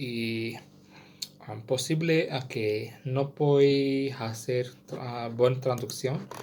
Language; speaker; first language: Spanish; non-native, learner; Sindhi